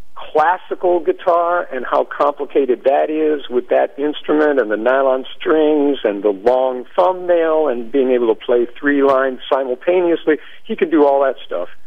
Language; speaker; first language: English; native; English